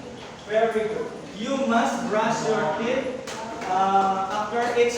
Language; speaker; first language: English; non-native, learner; Indonesian